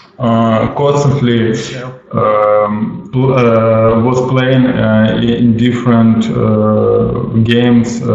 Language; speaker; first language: English; non-native, learner; Russian